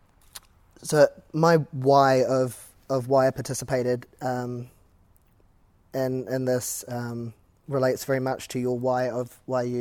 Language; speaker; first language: English; native; English